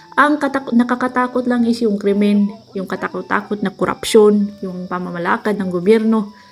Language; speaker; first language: Filipino; non-native, local second language; Cebuano